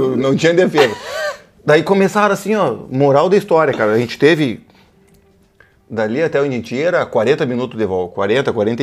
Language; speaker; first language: Portuguese; native; Portuguese